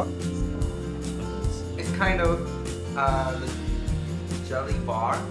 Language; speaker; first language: English; non-native, learner; Chinese